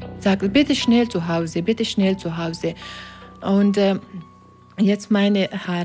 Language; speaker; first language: German; non-native, learner; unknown